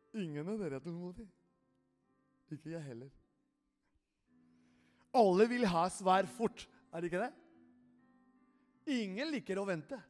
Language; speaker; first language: Norwegian; non-native, fluent; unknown